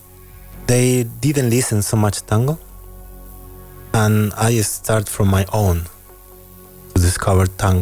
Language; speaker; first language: English; non-native, fluent; Spanish